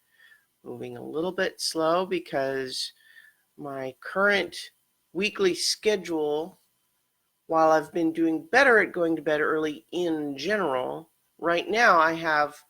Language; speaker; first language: English; native; English